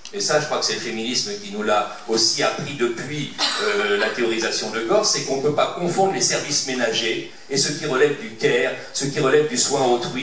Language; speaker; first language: French; native; French